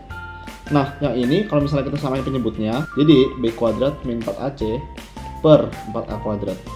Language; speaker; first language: Indonesian; native; Indonesian